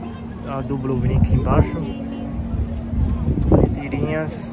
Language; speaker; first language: Portuguese; non-native, fluent; Chinese